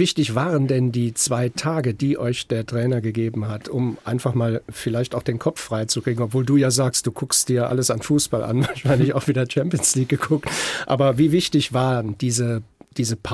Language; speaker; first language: German; native; German